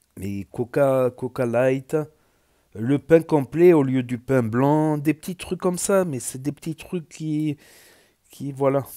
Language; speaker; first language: French; native; French